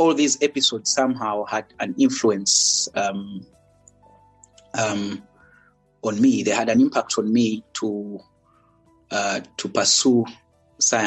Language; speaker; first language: English; non-native, local second language; Ganda